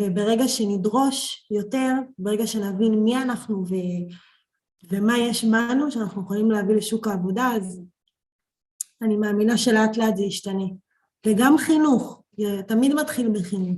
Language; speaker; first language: Hebrew; early bilingual, other home language; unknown